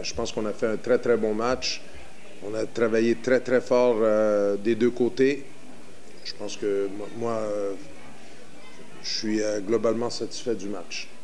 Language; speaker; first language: French; native; French